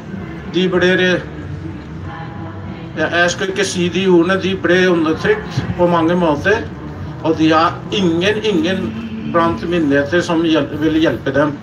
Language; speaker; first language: Norwegian; non-native, fluent; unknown